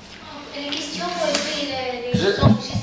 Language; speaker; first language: French; non-native, local second language; Arabic